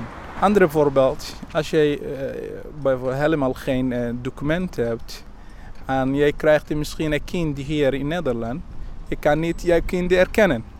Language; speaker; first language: Dutch; non-native, learner; Somali